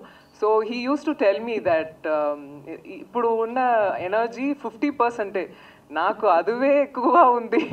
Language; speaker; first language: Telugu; non-native, learner; Tamil